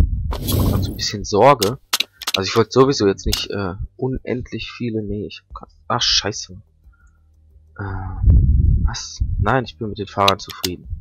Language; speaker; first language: German; native; German